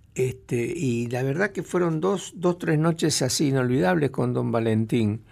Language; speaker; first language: Spanish; native; Spanish